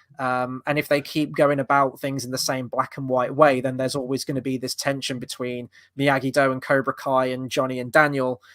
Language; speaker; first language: English; native; English